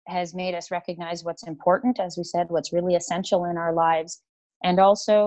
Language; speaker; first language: English; native; English